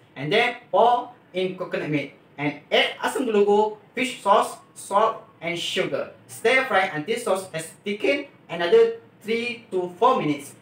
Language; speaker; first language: English; non-native, local second language; Malay